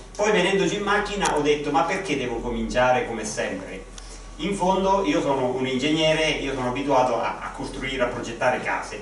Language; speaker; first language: Italian; native; Italian